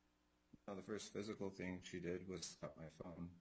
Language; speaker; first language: English; native; English